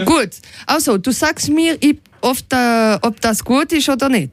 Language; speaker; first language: German; non-native, local second language; French